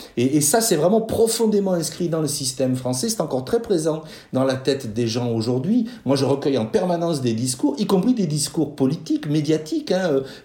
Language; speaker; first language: French; native; French